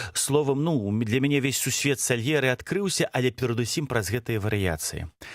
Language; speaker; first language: Belarusian; non-native, local second language; Russian